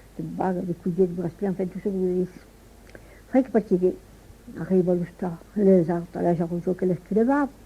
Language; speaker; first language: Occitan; native; Occitan